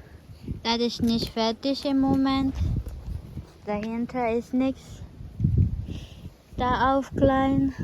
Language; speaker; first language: German; non-native, learner; Filipino